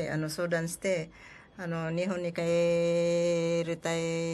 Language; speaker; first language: Japanese; non-native, learner; Filipino